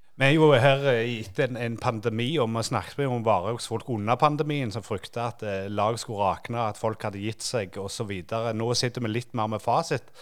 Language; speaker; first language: Norwegian; native; Norwegian